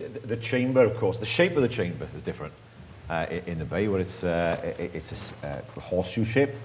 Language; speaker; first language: English; native; English